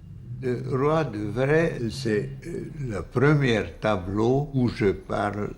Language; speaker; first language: French; non-native, fluent; Hungarian